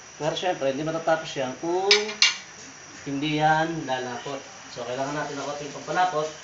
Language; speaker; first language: Filipino; native; Filipino